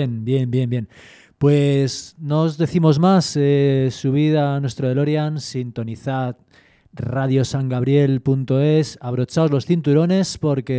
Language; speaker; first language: Spanish; native; Spanish